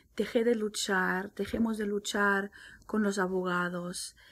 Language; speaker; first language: Spanish; non-native, fluent; German